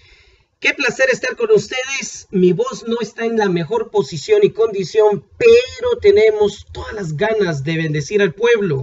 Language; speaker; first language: Spanish; native; Spanish